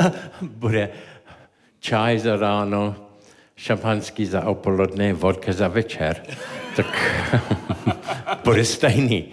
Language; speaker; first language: Czech; non-native, learner; English